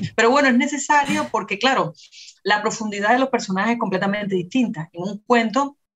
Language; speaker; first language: Spanish; native; Spanish